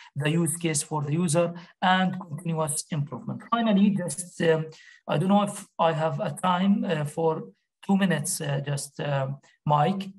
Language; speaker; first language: English; non-native, fluent; Arabic